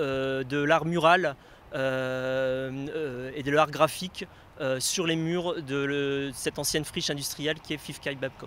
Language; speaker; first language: French; native; French